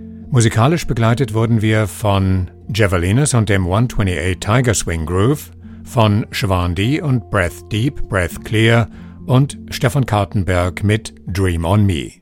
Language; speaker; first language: German; native; German